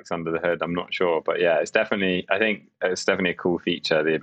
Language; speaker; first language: English; native; English